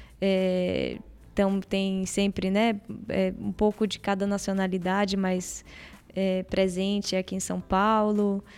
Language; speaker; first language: Portuguese; native; Portuguese